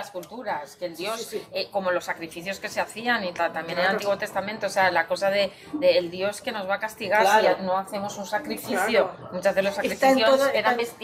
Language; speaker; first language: Spanish; native; Spanish